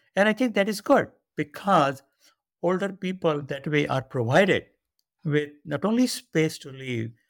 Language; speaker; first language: English; non-native, local second language; Marathi